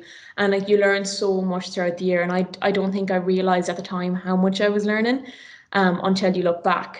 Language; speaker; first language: English; native; English